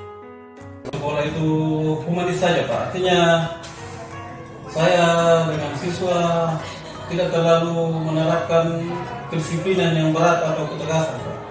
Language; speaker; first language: Indonesian; native; Indonesian